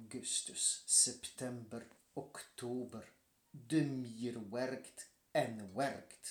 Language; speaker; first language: Dutch; non-native, learner; French